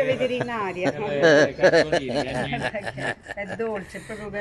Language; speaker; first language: Italian; native; Italian